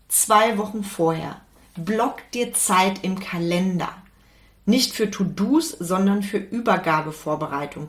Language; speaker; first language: German; native; German